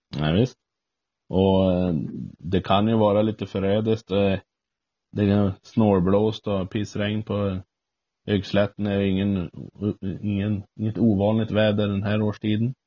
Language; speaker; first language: Swedish; native; Swedish